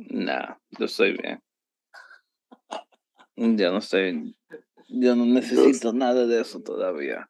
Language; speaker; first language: Spanish; early bilingual, heritage; Spanish